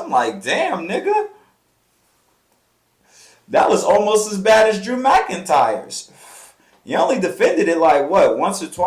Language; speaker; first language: English; native; English